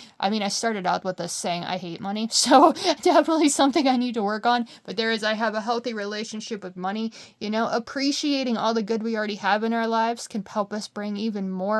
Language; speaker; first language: English; native; English